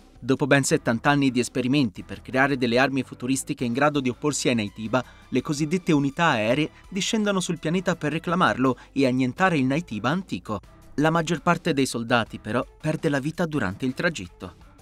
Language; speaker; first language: Italian; native; Italian